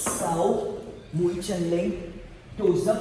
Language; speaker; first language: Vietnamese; non-native, learner; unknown